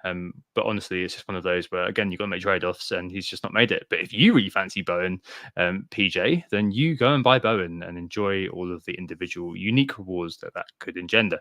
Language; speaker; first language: English; native; English